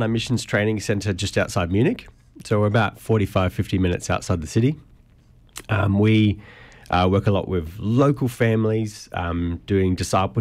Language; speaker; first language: English; native; English